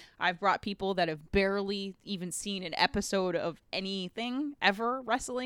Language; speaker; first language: English; native; English